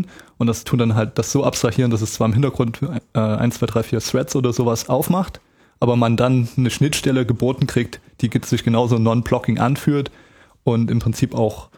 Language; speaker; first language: German; native; German